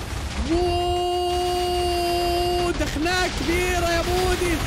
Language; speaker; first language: Arabic; native; Arabic